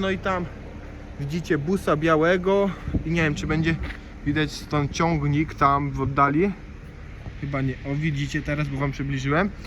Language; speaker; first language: Polish; native; Polish